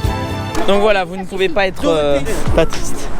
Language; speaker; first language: French; native; French